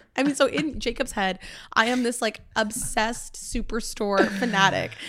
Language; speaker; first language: English; native; English